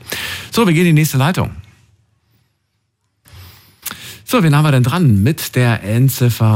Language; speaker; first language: German; native; German